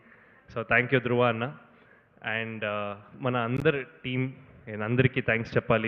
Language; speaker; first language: Telugu; non-native, learner; Kannada